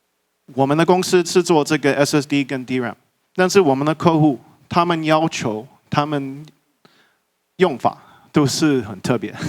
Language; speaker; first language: Chinese; early bilingual, heritage; English